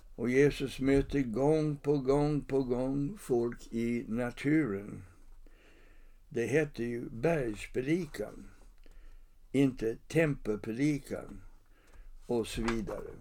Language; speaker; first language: Swedish; non-native, fluent; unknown